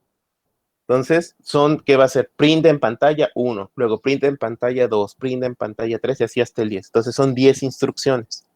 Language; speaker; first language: Spanish; native; Spanish